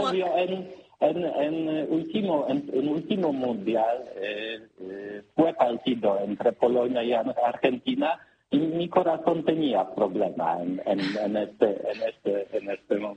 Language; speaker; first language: Spanish; non-native, learner; Polish